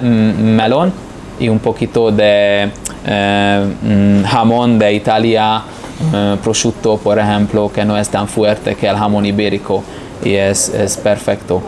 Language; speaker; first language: Spanish; non-native, fluent; Hungarian